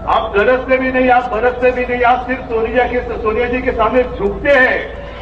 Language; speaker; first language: Hindi; non-native, local second language; Marathi